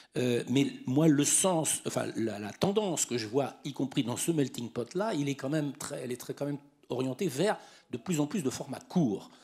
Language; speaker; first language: French; native; French